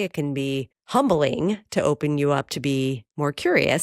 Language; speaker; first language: English; native; English